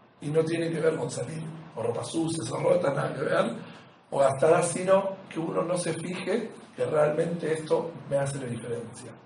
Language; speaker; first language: Spanish; native; Spanish